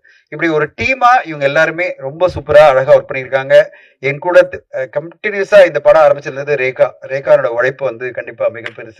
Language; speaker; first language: Tamil; native; Tamil